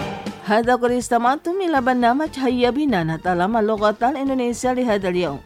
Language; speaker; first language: Arabic; non-native, fluent; Indonesian